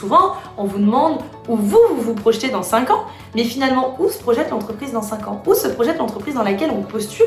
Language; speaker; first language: French; native; French